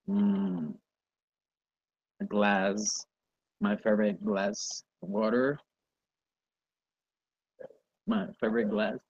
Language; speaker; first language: English; non-native, learner; Spanish